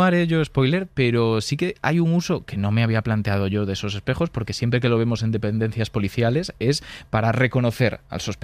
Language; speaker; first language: Spanish; native; Spanish